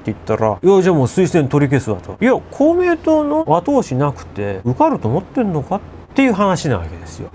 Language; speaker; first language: Japanese; native; Japanese